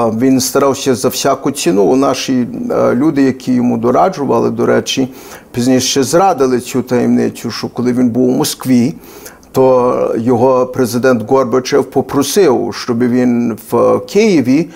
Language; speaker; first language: Ukrainian; early bilingual, heritage; Ukrainian